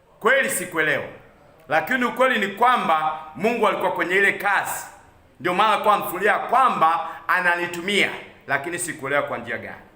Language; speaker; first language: Swahili; non-native, local second language; Kikuyu